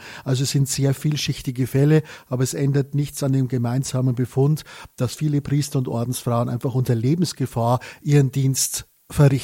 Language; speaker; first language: German; native; German